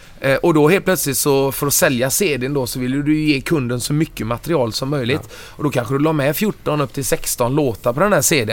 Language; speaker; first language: Swedish; native; Swedish